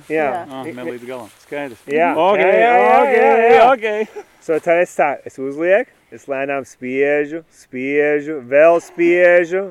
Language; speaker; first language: Latvian; early bilingual, heritage; Latvian